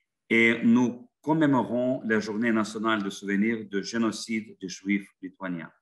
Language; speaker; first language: French; non-native, fluent; Lithuanian